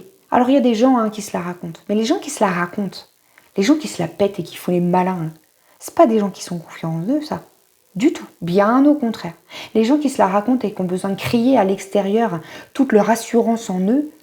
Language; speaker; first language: French; native; French